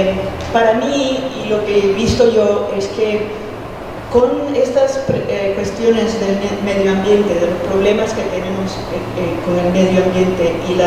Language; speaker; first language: Spanish; early bilingual, heritage; Spanish